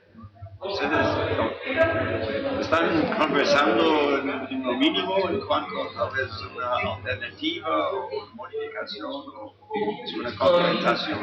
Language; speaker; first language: Spanish; non-native, fluent; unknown